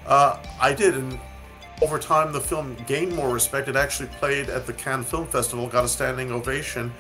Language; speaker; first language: English; native; English